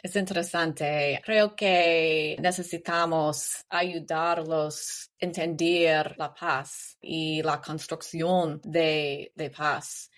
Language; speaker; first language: Spanish; non-native, learner; English